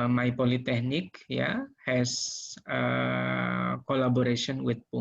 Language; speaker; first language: English; non-native, learner; Indonesian